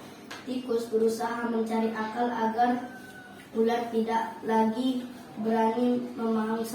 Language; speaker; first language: Indonesian; native; Indonesian